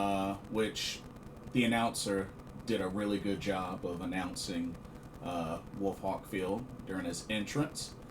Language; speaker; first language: English; native; English